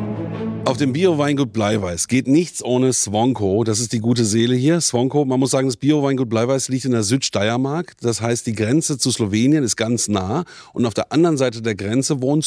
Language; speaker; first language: German; native; German